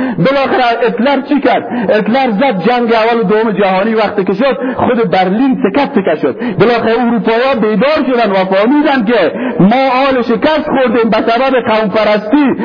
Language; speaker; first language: Persian; native; Persian